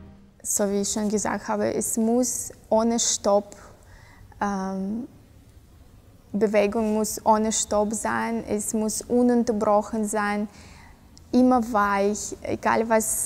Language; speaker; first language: German; non-native, fluent; Russian